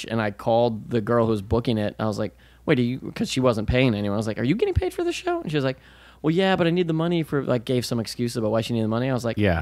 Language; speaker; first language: English; native; English